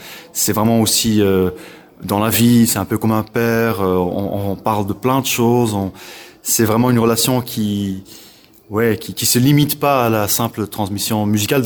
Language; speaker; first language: French; non-native, local second language; Dutch